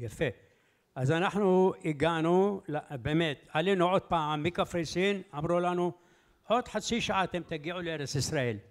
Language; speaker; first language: Hebrew; early bilingual, other home language; Arabic